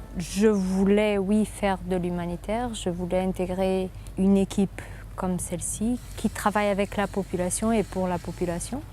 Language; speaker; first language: French; non-native, fluent; Portuguese